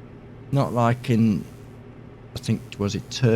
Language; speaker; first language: English; native; English